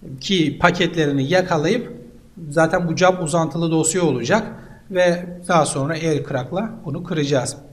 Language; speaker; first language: Turkish; native; Turkish